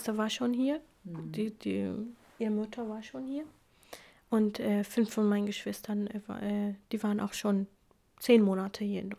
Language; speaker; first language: German; non-native, fluent; Kurdish